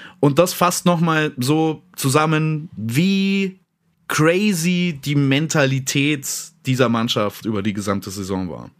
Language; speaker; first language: German; native; German